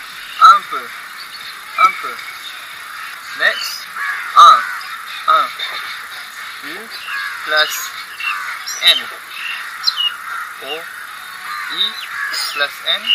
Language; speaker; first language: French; non-native, fluent; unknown